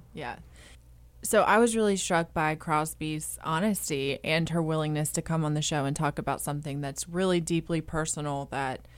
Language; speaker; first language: English; native; English